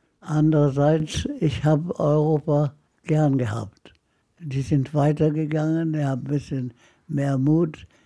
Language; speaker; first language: German; non-native, fluent; Arabic